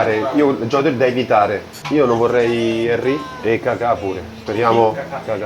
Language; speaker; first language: Italian; native; Italian